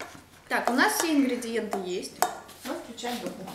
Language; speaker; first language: Russian; native; Russian